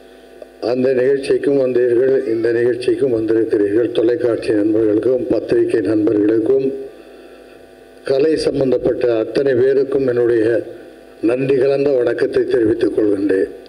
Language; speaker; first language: Tamil; native; Tamil